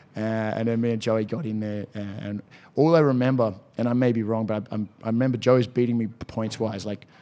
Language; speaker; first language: English; native; English